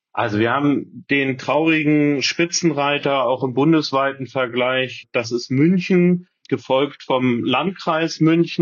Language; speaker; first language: German; native; German